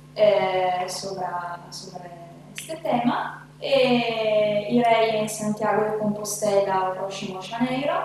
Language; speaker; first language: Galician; non-native, learner; Italian